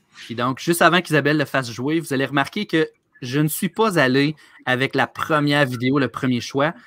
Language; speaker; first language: French; native; French